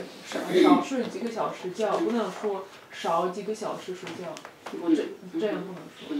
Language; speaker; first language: Chinese; non-native, fluent; Russian